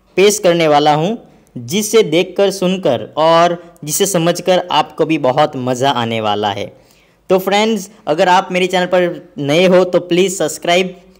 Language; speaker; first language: Hindi; non-native, local second language; Gujarati